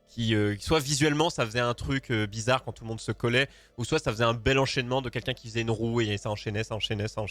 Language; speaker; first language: French; native; French